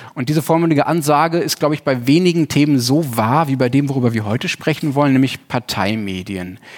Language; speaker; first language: German; native; German